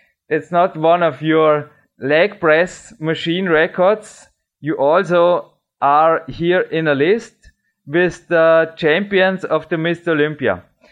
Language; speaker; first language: English; non-native, fluent; German